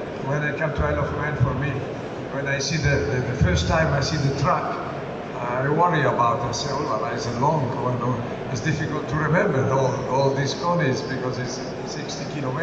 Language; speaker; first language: English; non-native, learner; Italian